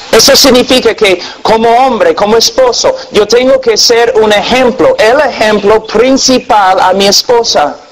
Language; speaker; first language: Spanish; non-native, fluent; English